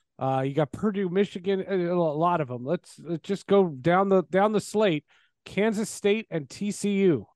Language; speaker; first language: English; native; English